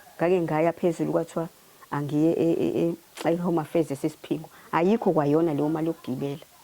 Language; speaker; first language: Zulu; native; Zulu